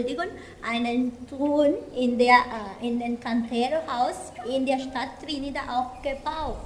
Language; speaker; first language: German; non-native, fluent; Spanish